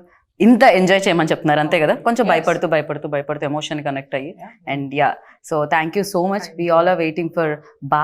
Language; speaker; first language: Telugu; native; Telugu